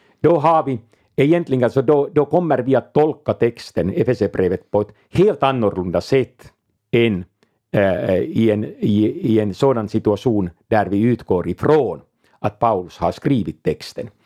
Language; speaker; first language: Swedish; non-native, local second language; Finnish